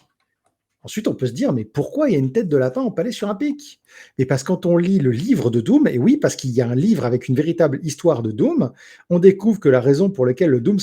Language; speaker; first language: French; native; French